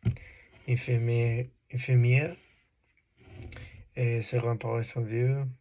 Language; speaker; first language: French; non-native, learner; Spanish